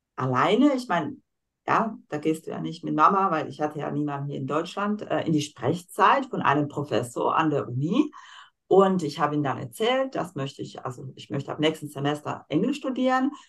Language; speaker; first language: German; non-native, fluent; Slovak